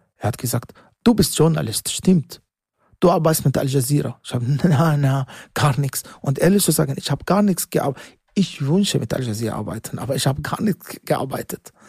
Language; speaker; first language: German; non-native, learner; Arabic